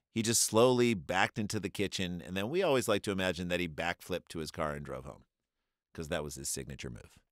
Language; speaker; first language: English; native; English